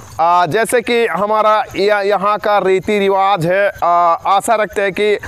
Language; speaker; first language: Hindi; non-native, local second language; Bangla